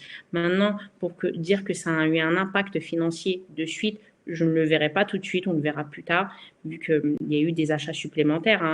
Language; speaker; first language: French; native; French